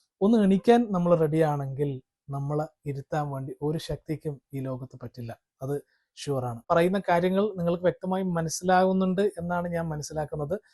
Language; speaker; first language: Malayalam; non-native, fluent; Kannada